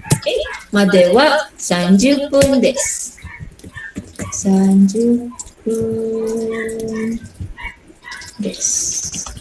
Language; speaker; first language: Japanese; non-native, fluent; Filipino